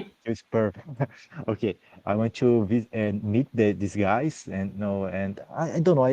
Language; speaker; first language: English; non-native, learner; Portuguese